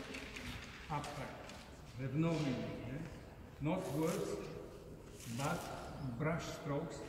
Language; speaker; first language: English; non-native, learner; Slovak